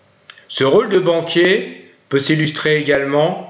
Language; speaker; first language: French; native; French